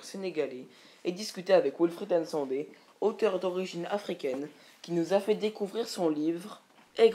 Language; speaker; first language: French; native; French